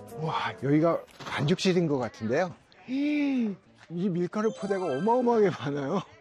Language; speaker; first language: Korean; native; Korean